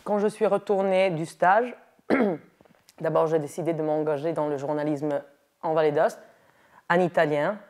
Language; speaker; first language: French; non-native, local second language; Italian